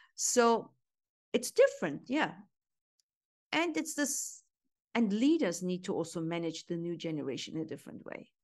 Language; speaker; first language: English; non-native, fluent; Turkish